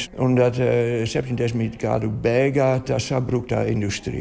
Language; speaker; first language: Latvian; non-native, learner; Dutch